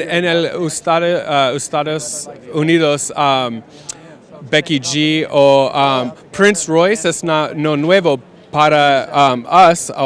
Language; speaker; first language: Spanish; non-native, learner; English